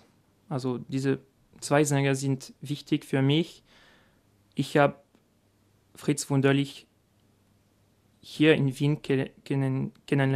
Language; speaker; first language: German; non-native, learner; French